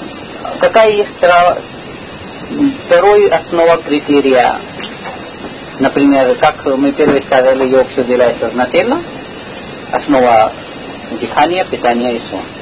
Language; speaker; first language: Russian; non-native, learner; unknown